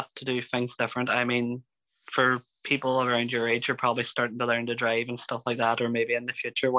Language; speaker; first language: English; native; English